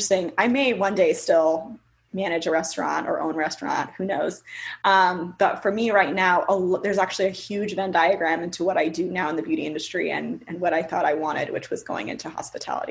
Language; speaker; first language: English; native; English